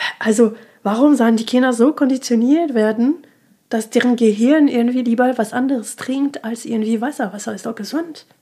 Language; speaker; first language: German; non-native, fluent; French